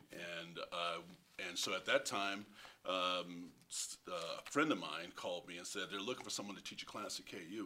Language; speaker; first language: English; native; English